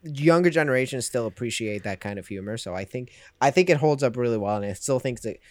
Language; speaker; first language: English; non-native, fluent; Spanish